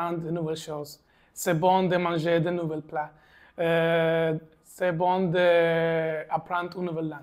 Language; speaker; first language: French; non-native, learner; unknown